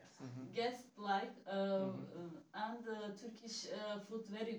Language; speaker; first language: English; non-native, learner; Turkish